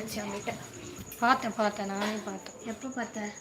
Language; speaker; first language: Tamil; non-native, local second language; Kannada